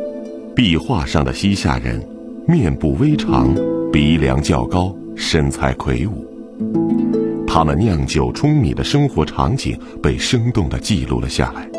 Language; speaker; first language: Chinese; native; Chinese